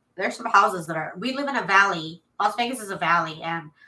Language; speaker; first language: English; native; English